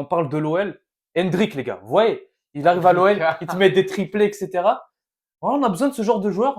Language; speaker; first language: French; native; French